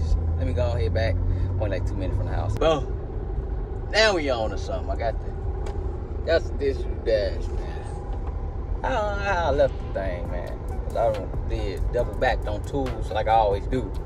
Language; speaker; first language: English; native; English